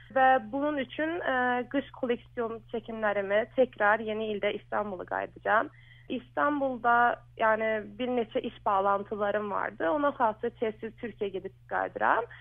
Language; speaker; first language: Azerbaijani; early bilingual, heritage; Azerbaijani